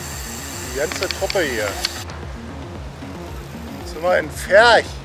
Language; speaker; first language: German; native; German